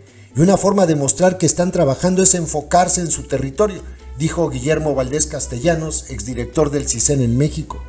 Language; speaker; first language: Spanish; native; Spanish